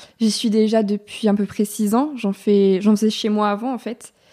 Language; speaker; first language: French; native; French